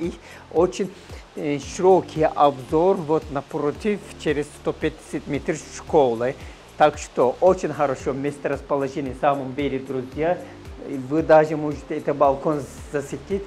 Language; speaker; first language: Russian; non-native, fluent; Turkish